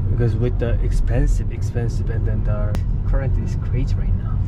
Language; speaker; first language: English; non-native, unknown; Korean